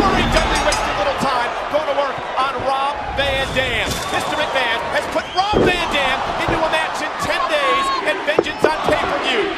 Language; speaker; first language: English; native; English